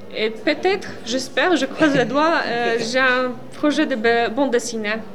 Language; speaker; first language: French; non-native, fluent; Polish